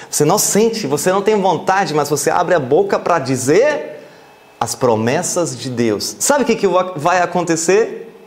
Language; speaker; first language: Portuguese; non-native, fluent; German